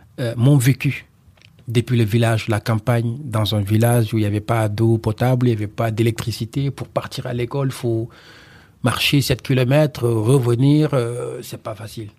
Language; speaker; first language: French; non-native, local second language; Wolof